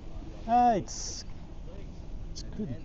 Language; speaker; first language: English; non-native, learner; French